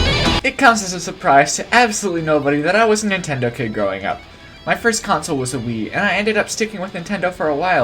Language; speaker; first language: English; native; English